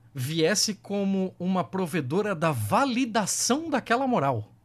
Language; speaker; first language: Portuguese; native; Portuguese